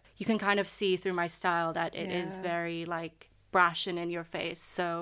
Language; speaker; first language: English; non-native, local second language; Cantonese